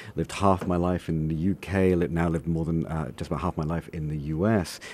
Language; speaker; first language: English; native; English